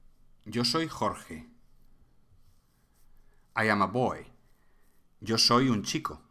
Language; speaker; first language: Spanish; non-native, fluent; English